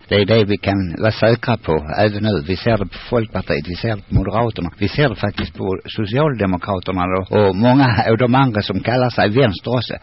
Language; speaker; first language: Swedish; native; Swedish